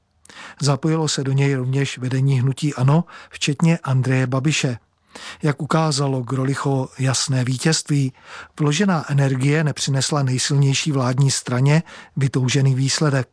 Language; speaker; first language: Czech; native; Czech